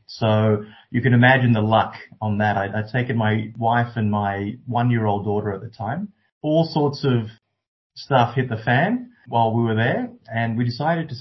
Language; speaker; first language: English; native; English